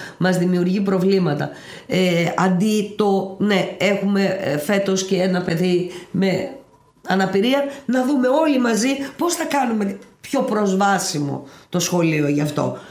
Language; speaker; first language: Greek; native; Greek